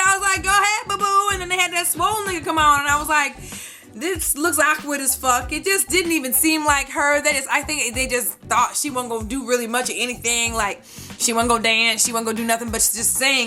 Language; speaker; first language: English; native; English